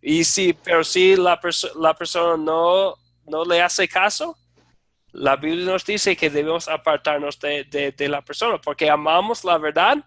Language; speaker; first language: Spanish; non-native, fluent; English